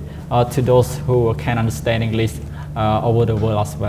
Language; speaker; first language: English; non-native, fluent; Khmer